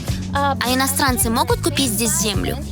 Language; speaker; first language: Russian; native; Russian